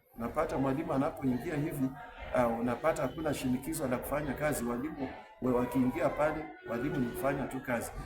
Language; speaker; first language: Swahili; non-native, local second language; Luyia